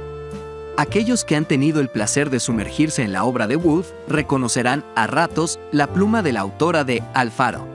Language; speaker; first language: Spanish; native; Spanish